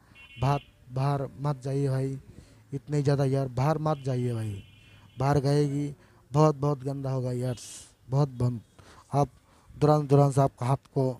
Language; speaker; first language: Hindi; non-native, learner; Bangla